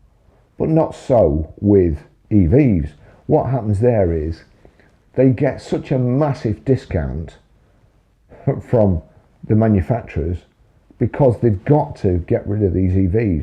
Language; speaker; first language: English; native; English